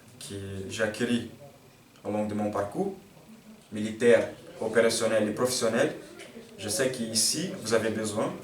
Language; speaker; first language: French; non-native, fluent; Portuguese